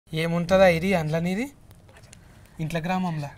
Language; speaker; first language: Telugu; native; Telugu